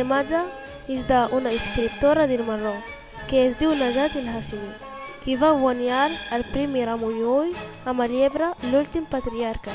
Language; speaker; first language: Catalan; early bilingual, other home language; Arabic